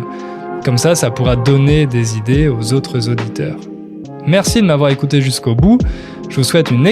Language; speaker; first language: French; native; French